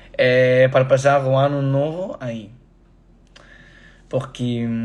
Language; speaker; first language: Portuguese; non-native, learner; English